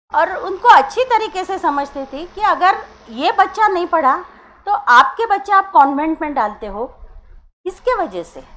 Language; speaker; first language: Hindi; non-native, local second language; Marathi